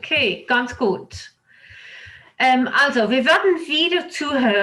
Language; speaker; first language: German; non-native, fluent; English